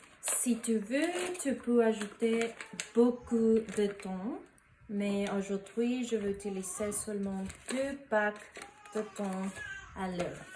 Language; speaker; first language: French; non-native, learner; Spanish